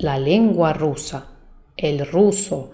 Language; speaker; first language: Spanish; non-native, fluent; Russian